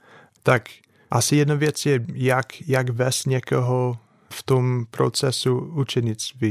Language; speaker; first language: Czech; non-native, fluent; English